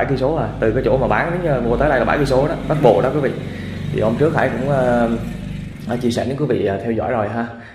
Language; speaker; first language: Vietnamese; native; Vietnamese